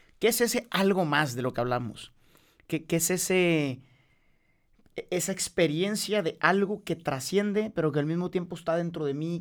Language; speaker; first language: Spanish; native; Spanish